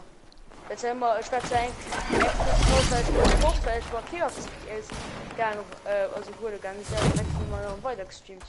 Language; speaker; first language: German; non-native, local second language; Luxembourgish